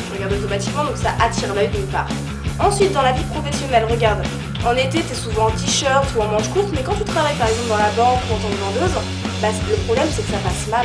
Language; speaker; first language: French; native; French